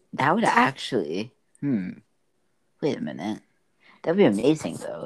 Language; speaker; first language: English; native; English